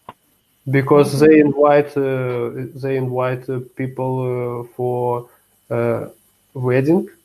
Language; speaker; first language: English; non-native, learner; Russian